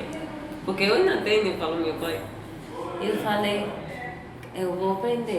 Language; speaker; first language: Portuguese; non-native, fluent; Spanish